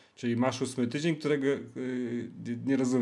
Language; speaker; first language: Polish; native; Polish